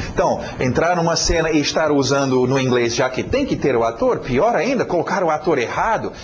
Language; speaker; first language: Portuguese; non-native, fluent; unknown